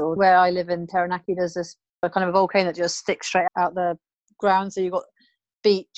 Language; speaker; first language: English; native; English